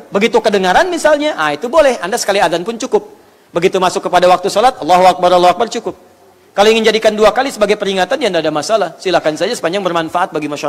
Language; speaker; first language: Indonesian; native; Indonesian